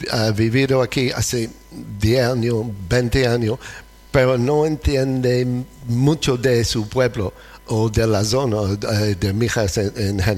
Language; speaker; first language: Spanish; non-native, fluent; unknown